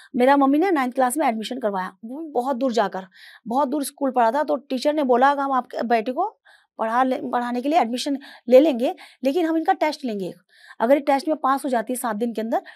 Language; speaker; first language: Hindi; native; Hindi